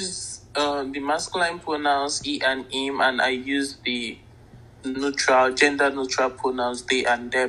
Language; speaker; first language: English; non-native, local second language; Igbo